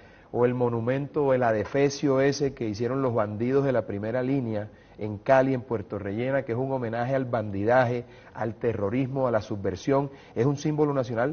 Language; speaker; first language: Spanish; native; Spanish